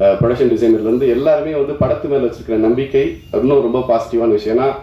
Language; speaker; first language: Tamil; native; Tamil